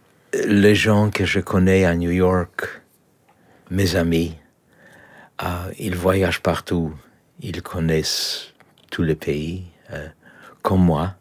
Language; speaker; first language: French; non-native, learner; Polish